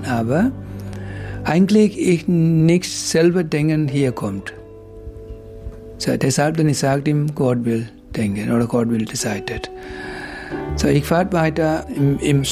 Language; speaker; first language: German; non-native, learner; Tamil